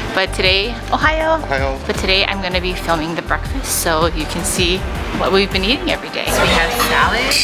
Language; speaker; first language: English; native; English